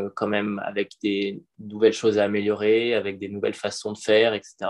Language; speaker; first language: French; native; French